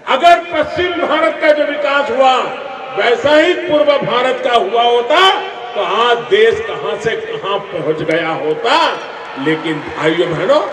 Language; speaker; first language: Hindi; non-native, local second language; Gujarati